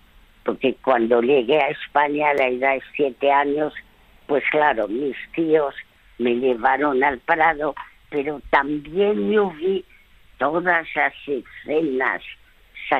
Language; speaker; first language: Spanish; non-native, fluent; French